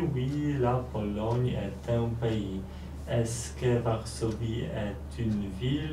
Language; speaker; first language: French; non-native, learner; Polish